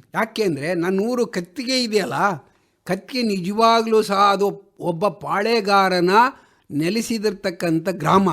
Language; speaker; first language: Kannada; native; Kannada